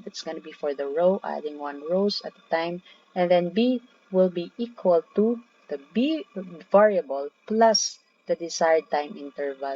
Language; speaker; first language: English; non-native, local second language; Filipino